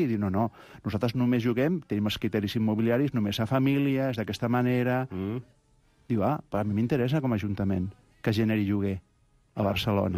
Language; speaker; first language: Catalan; non-native, local second language; Spanish